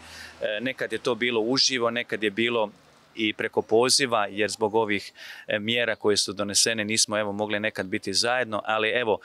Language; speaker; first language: Croatian; native; Croatian